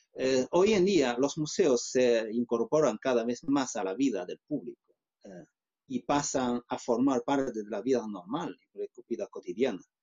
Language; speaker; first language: Spanish; non-native, fluent; Chinese